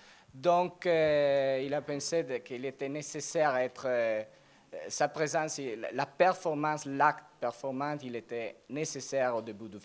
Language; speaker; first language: French; non-native, learner; Italian